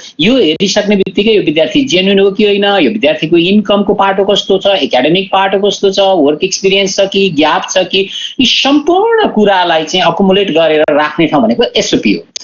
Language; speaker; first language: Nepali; native; Nepali